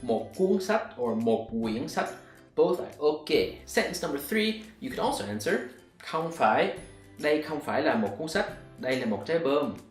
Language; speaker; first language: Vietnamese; non-native, learner; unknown